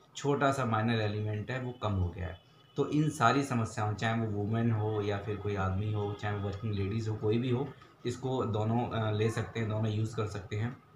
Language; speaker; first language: Hindi; native; Hindi